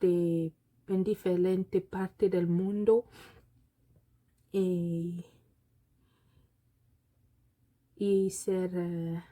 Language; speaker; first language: Spanish; non-native, learner; Lingala